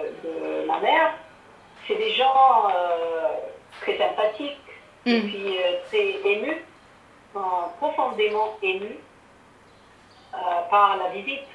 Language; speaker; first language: French; non-native, fluent; Arabic